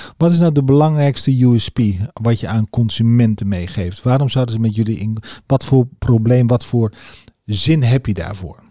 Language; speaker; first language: Dutch; native; Dutch